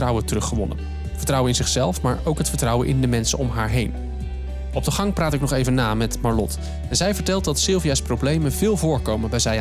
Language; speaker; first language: Dutch; native; Dutch